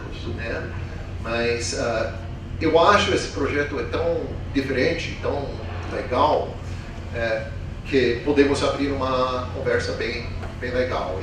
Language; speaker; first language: Portuguese; non-native, fluent; English